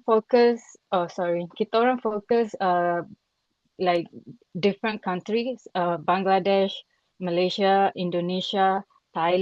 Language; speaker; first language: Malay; non-native, local second language; Rohingya